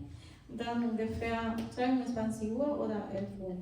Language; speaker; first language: German; non-native, fluent; Portuguese